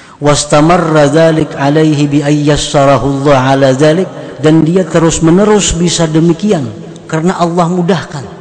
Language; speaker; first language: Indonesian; non-native, local second language; Banjar